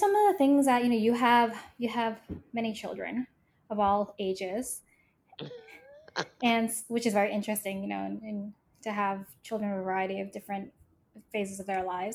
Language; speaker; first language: English; native; English